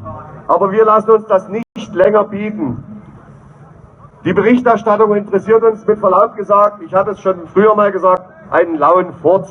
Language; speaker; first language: German; native; German